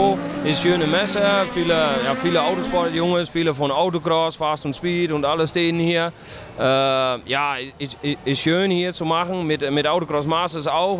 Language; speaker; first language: German; non-native, learner; Dutch